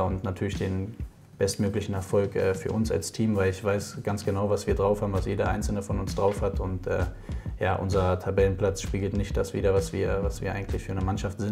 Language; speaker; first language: German; native; German